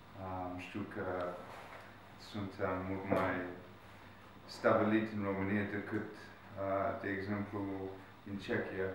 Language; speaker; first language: Romanian; non-native, learner; English